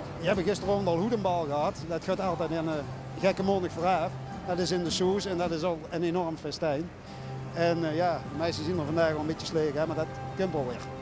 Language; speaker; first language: Dutch; native; Dutch